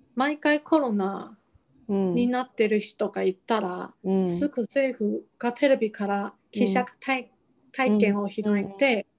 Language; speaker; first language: Japanese; non-native, fluent; Chinese